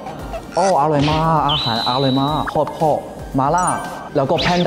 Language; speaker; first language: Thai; non-native, learner; Chinese